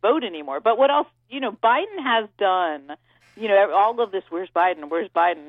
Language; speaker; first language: English; native; English